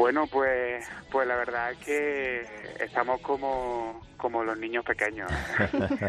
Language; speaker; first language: Spanish; native; Spanish